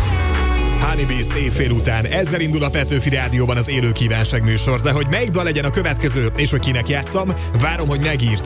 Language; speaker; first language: Hungarian; native; Hungarian